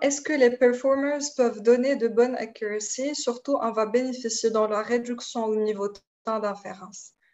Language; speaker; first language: French; non-native, local second language; Arabic